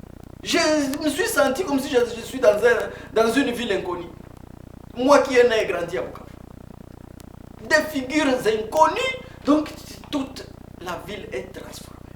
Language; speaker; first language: French; non-native, local second language; Swahili